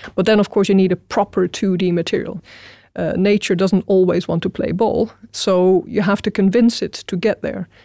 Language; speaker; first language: English; non-native, fluent; Dutch